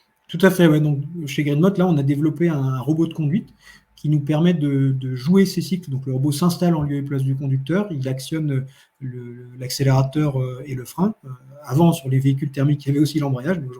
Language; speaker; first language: French; native; French